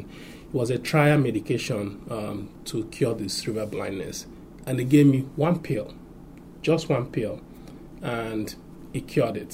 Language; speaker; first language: English; non-native, local second language; Igbo